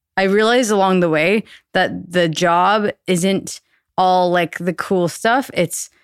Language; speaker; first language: English; native; English